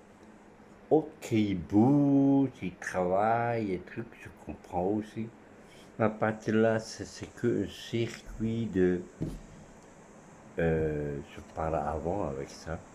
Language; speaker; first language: French; non-native, fluent; Dutch